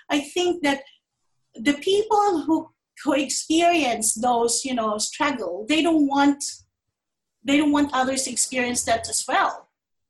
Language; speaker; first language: English; non-native, local second language; Filipino